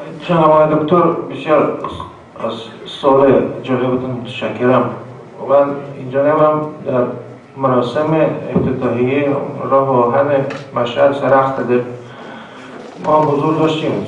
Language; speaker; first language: Persian; non-native, fluent; Kyrgyz